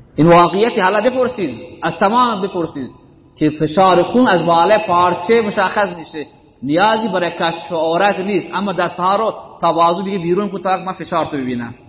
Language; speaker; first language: Persian; native; Persian